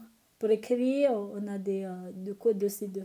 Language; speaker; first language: French; non-native, learner; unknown